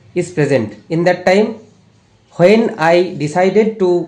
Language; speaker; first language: English; non-native, local second language; Bangla